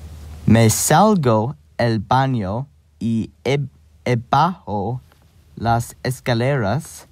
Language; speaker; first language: Spanish; non-native, learner; English